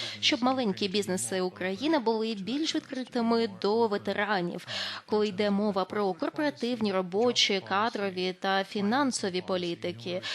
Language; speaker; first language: Ukrainian; non-native, fluent; Lithuanian